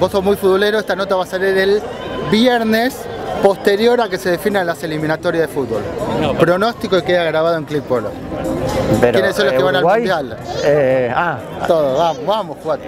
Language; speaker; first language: Spanish; native; Spanish